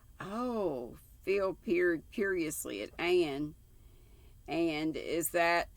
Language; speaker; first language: English; native; English